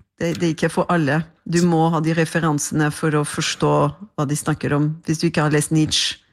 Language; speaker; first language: Norwegian; non-native, fluent; French